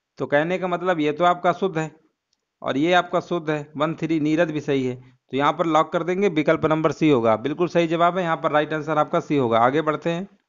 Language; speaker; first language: Hindi; native; Hindi